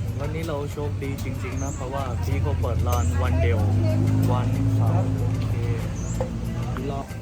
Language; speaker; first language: Thai; non-native, learner; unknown